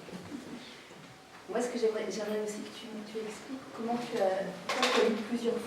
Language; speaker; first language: French; native; French